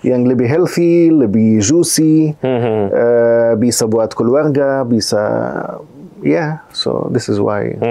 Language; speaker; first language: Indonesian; non-native, fluent; Arabic